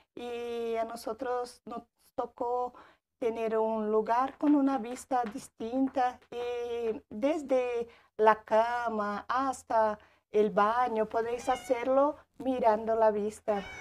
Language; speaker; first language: Spanish; non-native, learner; Portuguese